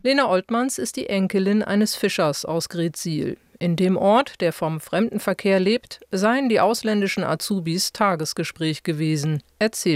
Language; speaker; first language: German; native; German